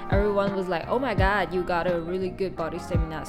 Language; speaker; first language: English; non-native, local second language; Chinese